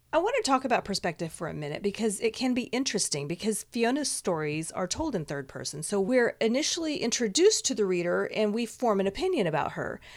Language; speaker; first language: English; native; English